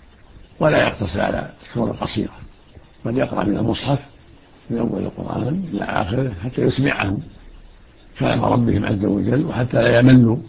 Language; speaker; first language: Arabic; native; Arabic